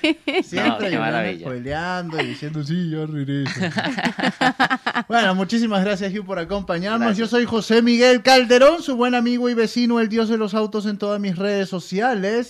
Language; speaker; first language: Spanish; native; Spanish